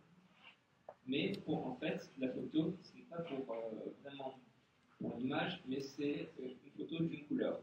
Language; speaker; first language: French; native; French